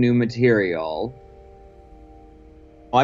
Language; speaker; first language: English; native; English